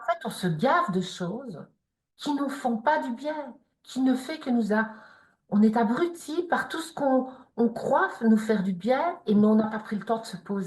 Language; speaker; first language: French; native; French